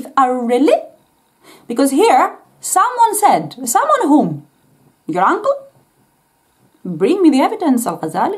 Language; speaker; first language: English; non-native, fluent; Greek